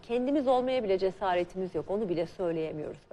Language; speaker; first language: Turkish; native; Turkish